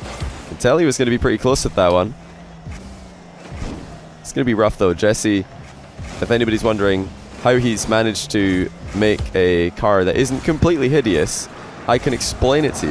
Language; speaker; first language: English; native; English